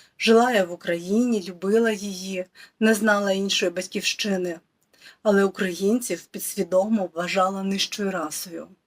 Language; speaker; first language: Ukrainian; non-native, local second language; Russian